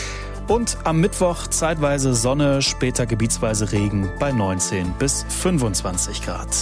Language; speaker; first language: German; native; German